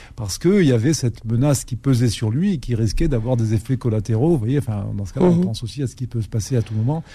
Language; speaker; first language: French; native; French